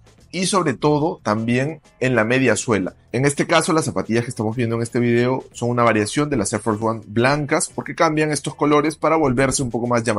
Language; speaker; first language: Spanish; native; Spanish